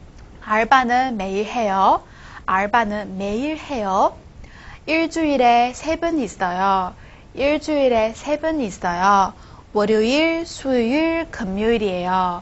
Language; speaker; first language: Korean; non-native, fluent; Chinese